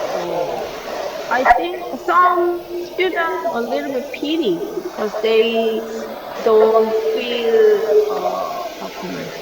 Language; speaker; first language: English; non-native, learner; Korean